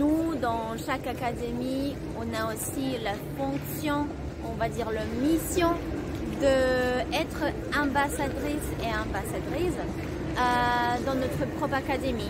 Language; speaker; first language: French; non-native, fluent; Spanish